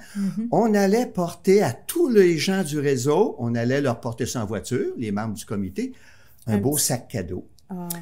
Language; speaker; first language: French; native; French